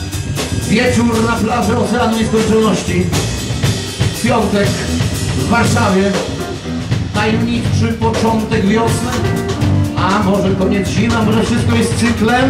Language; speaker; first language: Polish; non-native, fluent; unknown